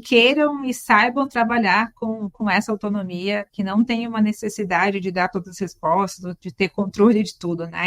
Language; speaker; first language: Portuguese; native; Portuguese